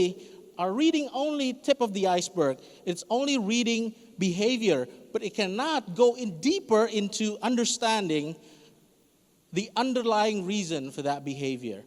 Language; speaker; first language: English; non-native, fluent; Indonesian